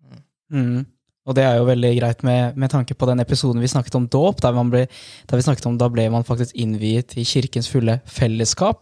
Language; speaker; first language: Norwegian; native; Norwegian